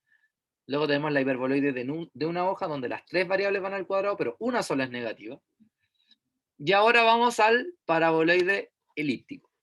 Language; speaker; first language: Spanish; native; Spanish